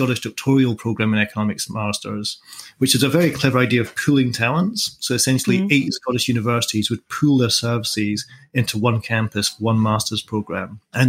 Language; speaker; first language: English; native; English